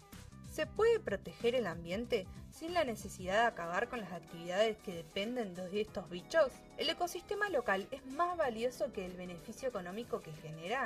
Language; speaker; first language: Spanish; native; Spanish